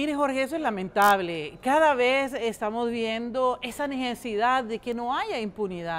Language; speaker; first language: Spanish; native; Spanish